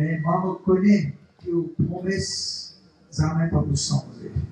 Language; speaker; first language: French; non-native, local second language; Morisyen